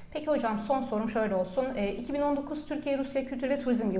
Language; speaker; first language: Turkish; native; Turkish